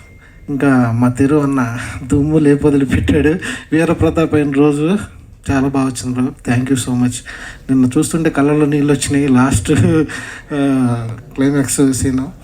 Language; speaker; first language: Telugu; native; Telugu